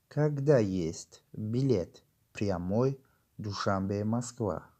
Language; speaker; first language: Russian; non-native, local second language; Tajik